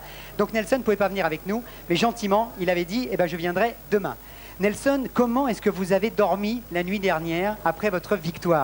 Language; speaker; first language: French; native; French